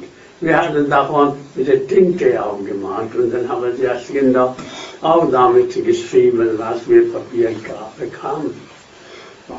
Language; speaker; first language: German; non-native, fluent; Hindi